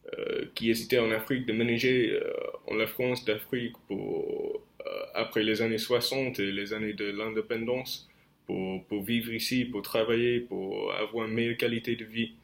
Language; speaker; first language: French; non-native, fluent; English